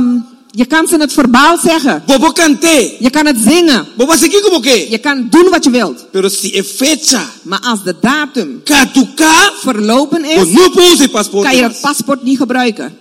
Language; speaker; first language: Dutch; non-native, local second language; Papiamento